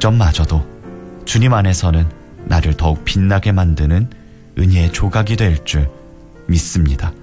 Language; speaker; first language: Korean; native; Korean